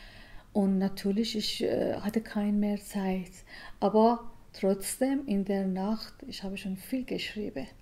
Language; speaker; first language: German; non-native, learner; Persian